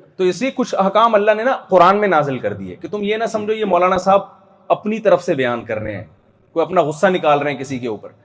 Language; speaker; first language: Urdu; native; Urdu